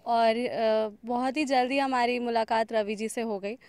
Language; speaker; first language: Hindi; native; Hindi